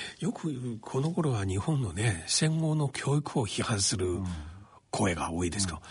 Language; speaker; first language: Japanese; non-native, fluent; Chinese